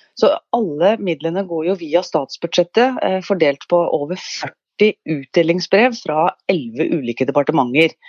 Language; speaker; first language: Norwegian; native; Norwegian